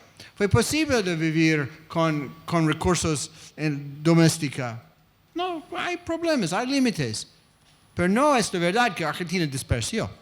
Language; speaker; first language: Spanish; non-native, fluent; English